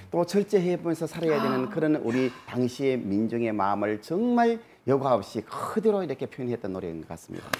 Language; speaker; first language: Korean; native; Korean